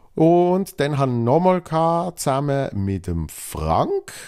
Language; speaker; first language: German; native; German